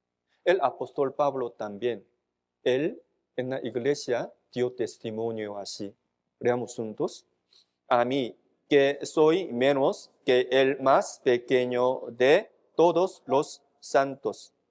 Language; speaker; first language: Spanish; non-native, fluent; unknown